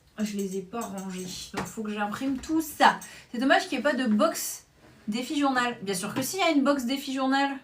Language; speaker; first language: French; native; French